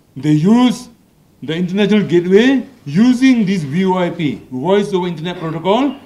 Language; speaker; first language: English; non-native, local second language; Malay